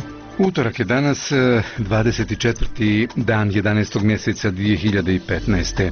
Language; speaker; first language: Croatian; native; Croatian